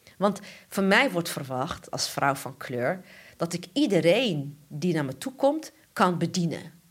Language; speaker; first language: Dutch; early bilingual, other home language; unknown